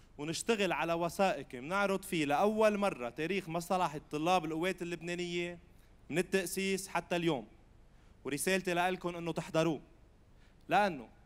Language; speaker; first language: Arabic; native; Arabic